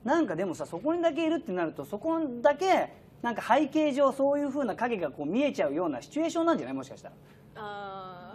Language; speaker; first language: Japanese; native; Japanese